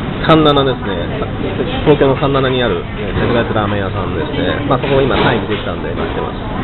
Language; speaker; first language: Japanese; native; Japanese